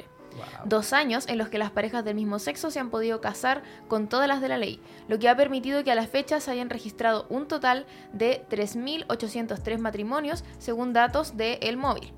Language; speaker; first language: Spanish; native; Spanish